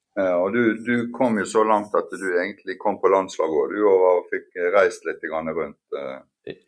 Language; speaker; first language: Norwegian; native; Norwegian